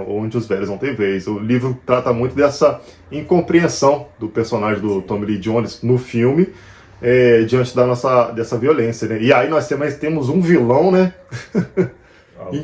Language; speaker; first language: Portuguese; native; Portuguese